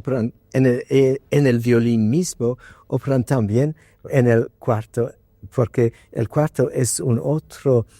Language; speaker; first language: Spanish; non-native, learner; English